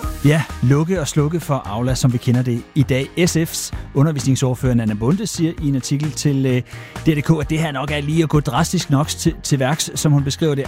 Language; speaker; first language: Danish; native; Danish